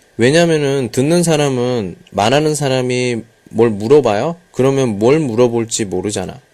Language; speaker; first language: Korean; native; Korean